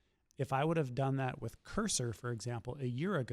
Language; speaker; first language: English; native; English